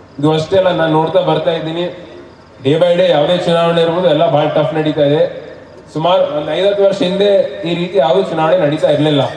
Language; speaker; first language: Kannada; native; Kannada